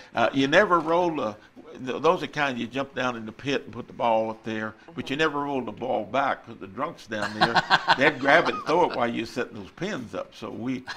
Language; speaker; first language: English; native; English